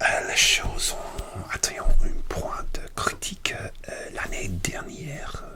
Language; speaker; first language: French; non-native, learner; English